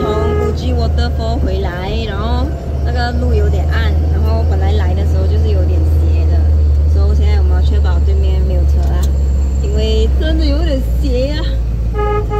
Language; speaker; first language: Chinese; native; Chinese